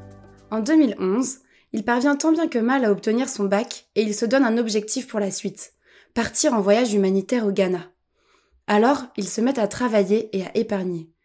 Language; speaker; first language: French; native; French